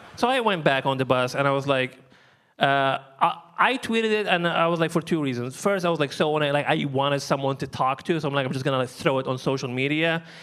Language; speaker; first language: English; non-native, fluent; Arabic